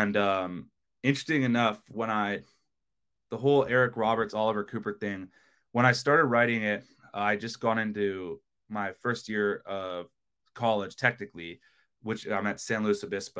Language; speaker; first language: English; native; English